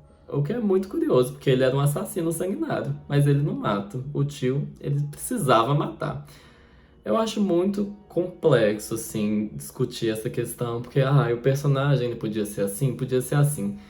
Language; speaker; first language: Portuguese; native; Portuguese